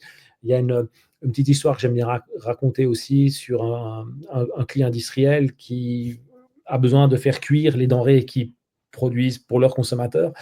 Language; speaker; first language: French; native; French